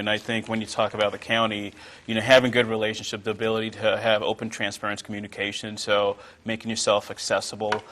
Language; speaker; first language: English; non-native, local second language; Yoruba